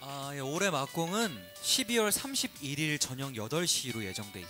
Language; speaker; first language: Korean; native; Korean